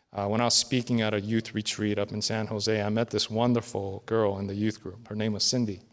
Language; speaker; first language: English; early bilingual, other home language; Korean